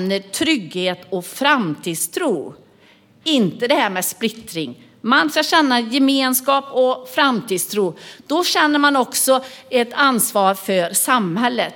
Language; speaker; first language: Swedish; native; Swedish